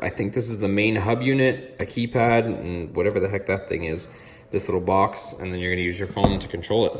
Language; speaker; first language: English; native; English